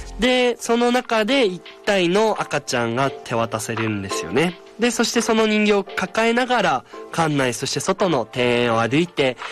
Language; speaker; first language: Japanese; native; Japanese